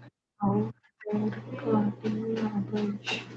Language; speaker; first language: German; non-native, learner; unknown